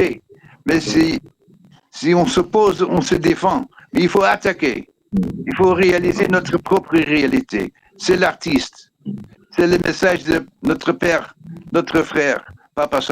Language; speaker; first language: French; non-native, fluent; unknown